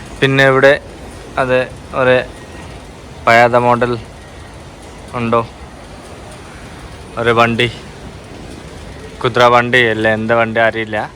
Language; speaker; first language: Malayalam; non-native, learner; Bangla